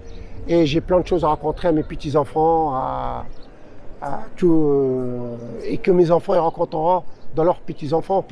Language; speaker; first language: French; non-native, local second language; Arabic